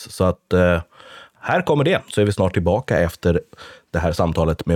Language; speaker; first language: Swedish; native; Swedish